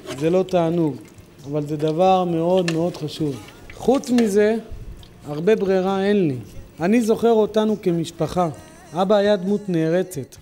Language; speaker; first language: Hebrew; native; Hebrew